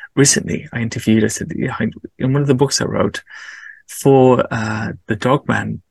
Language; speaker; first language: English; native; English